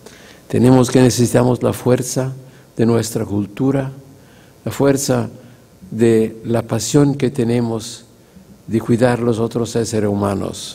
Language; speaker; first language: Spanish; non-native, fluent; Italian